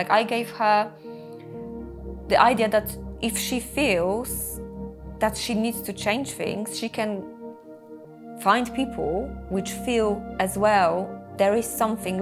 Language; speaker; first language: English; non-native, fluent; Polish